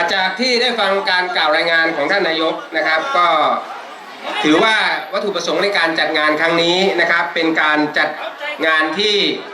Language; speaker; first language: Thai; non-native, local second language; Hmong